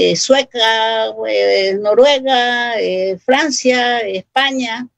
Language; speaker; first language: Spanish; non-native, local second language; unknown